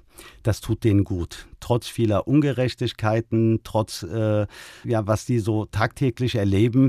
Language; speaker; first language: German; early bilingual, other home language; Turkish